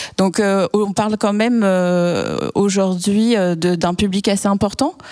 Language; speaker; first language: French; native; French